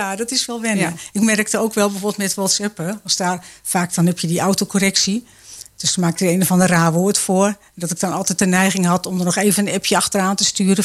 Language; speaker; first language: Dutch; native; Dutch